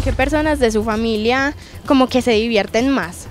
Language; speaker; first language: Spanish; native; Spanish